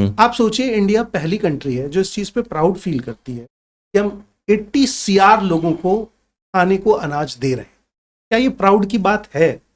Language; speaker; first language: Hindi; native; Hindi